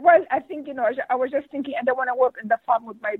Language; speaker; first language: English; non-native, fluent; Arabic